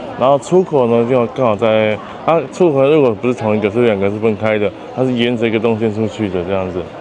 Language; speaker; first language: Chinese; native; Chinese